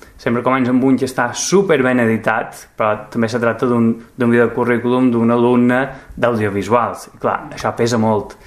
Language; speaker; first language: Catalan; native; Catalan